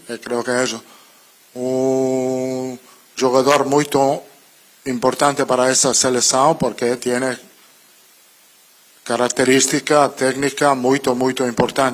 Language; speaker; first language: Portuguese; non-native, learner; Italian